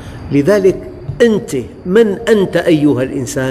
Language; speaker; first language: Arabic; native; Arabic